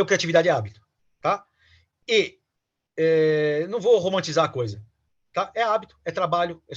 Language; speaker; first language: Portuguese; native; Portuguese